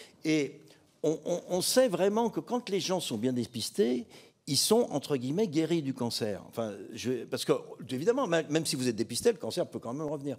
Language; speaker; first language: French; native; French